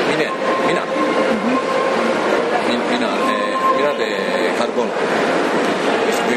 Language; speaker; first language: Spanish; non-native, learner; Japanese